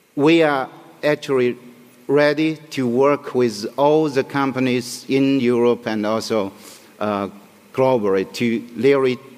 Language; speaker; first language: English; non-native, fluent; Chinese